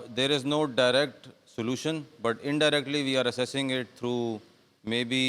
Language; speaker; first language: English; non-native, local second language; Urdu